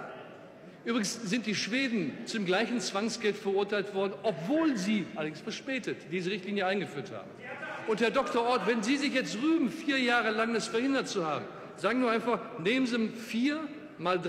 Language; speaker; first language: German; native; German